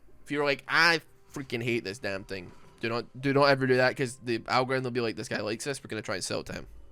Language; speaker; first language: English; native; English